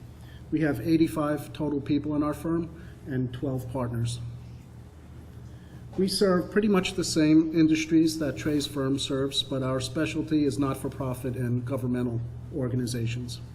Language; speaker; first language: English; native; English